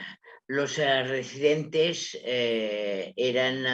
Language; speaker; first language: Spanish; non-native, local second language; Catalan